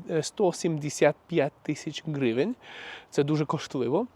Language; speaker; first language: Ukrainian; non-native, local second language; Russian